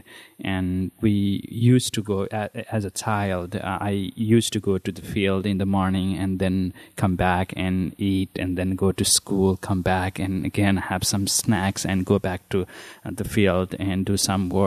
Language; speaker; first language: English; non-native, fluent; Nepali